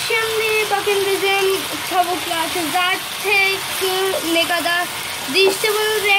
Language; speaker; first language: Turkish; non-native, learner; Urdu